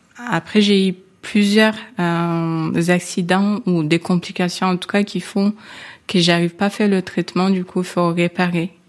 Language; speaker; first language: French; non-native, local second language; Kinyarwanda